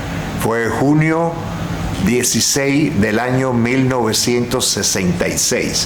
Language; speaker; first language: Spanish; native; Spanish